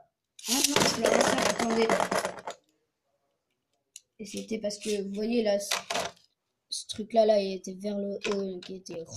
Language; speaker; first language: French; native; French